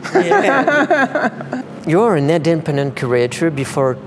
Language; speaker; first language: English; non-native, fluent; French